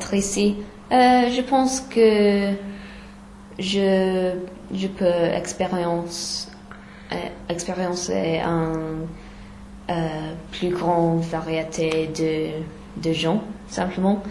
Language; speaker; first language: French; non-native, fluent; English